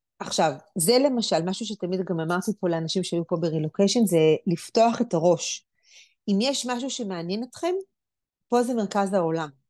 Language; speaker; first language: Hebrew; native; Hebrew